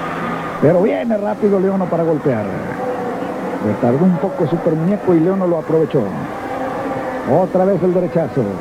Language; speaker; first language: Spanish; native; Spanish